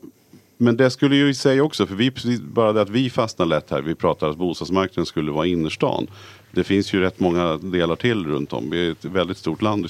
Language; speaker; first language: Swedish; native; Swedish